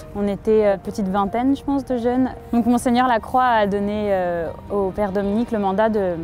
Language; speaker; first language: French; native; French